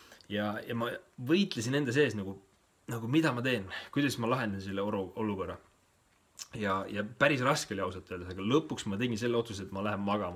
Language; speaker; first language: Estonian; native; Estonian